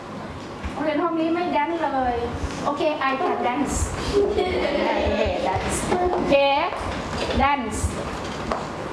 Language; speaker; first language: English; non-native, learner; Thai